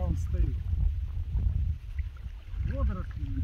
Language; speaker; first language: Russian; native; Russian